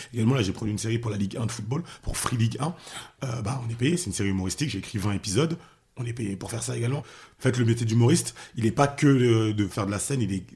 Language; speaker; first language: French; early bilingual, other home language; Haitian Creole